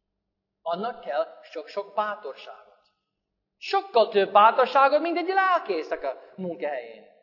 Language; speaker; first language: Hungarian; non-native, fluent; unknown